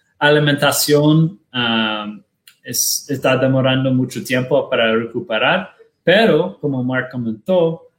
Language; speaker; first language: Spanish; non-native, learner; Portuguese